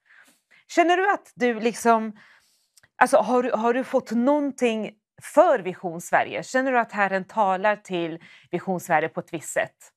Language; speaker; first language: Swedish; native; Swedish